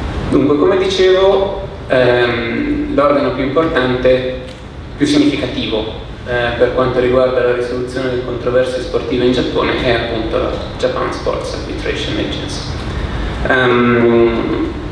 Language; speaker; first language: Italian; native; Italian